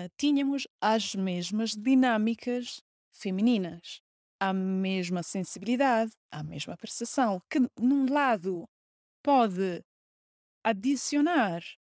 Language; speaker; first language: Portuguese; non-native, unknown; Italian